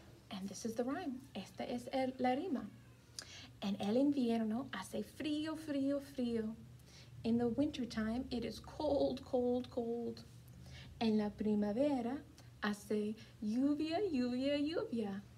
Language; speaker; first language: English; native; English